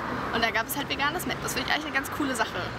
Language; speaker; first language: German; native; German